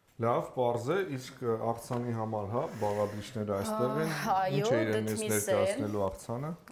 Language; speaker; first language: Armenian; native; Armenian